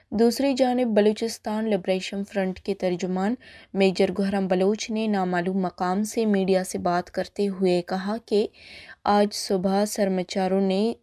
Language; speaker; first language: Urdu; non-native, local second language; Baluchi